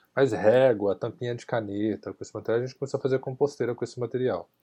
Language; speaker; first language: Portuguese; native; Portuguese